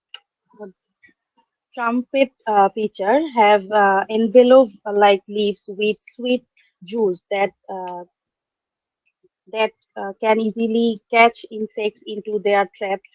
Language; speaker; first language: English; non-native, fluent; Bangla